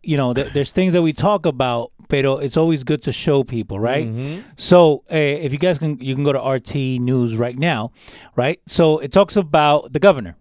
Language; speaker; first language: English; early bilingual, other home language; Spanish